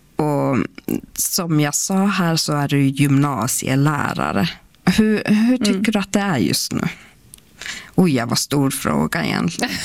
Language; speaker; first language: Swedish; non-native, local second language; Northern Sami